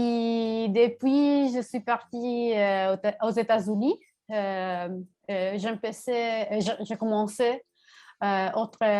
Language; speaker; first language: French; non-native, learner; Italian